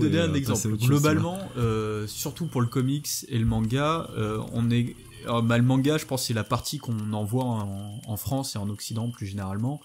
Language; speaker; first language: French; native; French